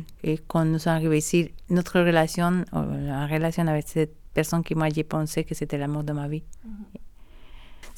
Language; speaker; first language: French; non-native, learner; Spanish